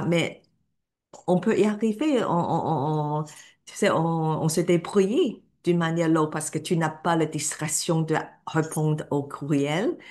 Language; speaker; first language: French; non-native, fluent; Cantonese